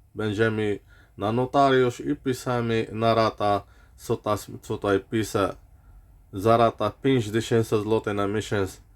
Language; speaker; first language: Polish; non-native, learner; Arabic